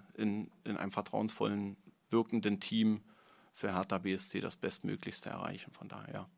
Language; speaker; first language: German; native; German